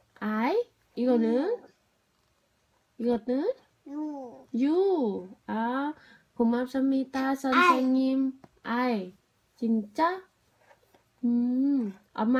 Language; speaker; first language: Korean; non-native, learner; Thai